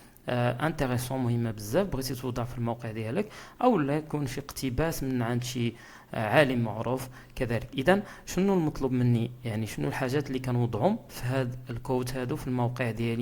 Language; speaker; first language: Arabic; native; Arabic